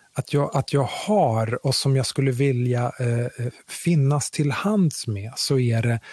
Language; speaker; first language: Swedish; native; Swedish